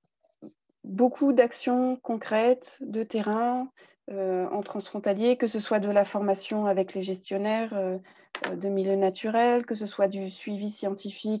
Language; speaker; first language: French; native; French